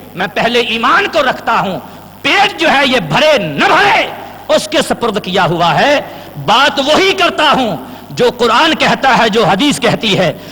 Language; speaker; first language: Urdu; non-native, local second language; Punjabi